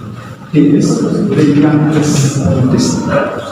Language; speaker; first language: English; non-native, learner; Indonesian